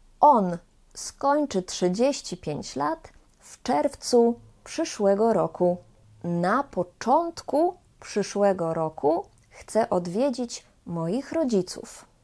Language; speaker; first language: Polish; native; Polish